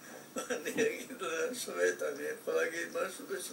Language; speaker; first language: Hebrew; non-native, fluent; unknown